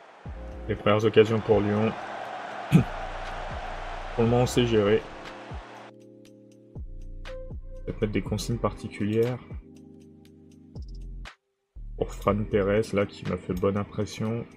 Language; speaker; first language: French; native; French